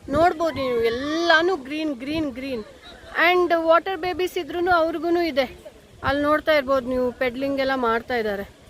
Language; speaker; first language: Kannada; non-native, local second language; Konkani